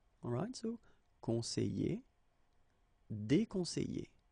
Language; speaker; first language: French; native; French